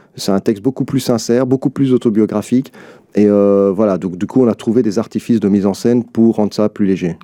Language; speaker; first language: French; early bilingual, other home language; Arabic